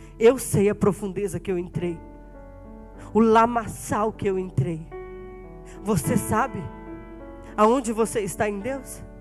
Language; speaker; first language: Portuguese; native; Portuguese